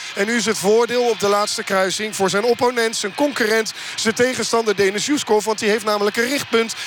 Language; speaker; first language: Dutch; native; Dutch